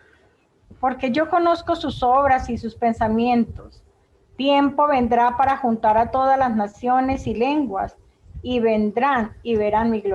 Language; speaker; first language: Spanish; native; Spanish